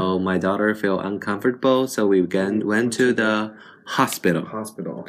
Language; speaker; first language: English; non-native, fluent; Chinese